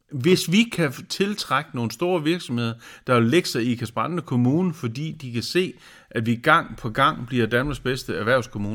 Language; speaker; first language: Danish; native; Danish